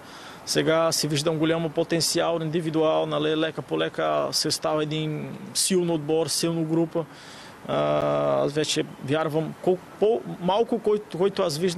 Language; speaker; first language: Bulgarian; non-native, learner; Portuguese